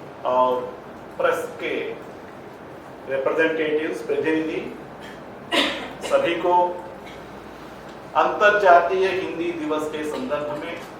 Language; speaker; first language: Hindi; non-native, local second language; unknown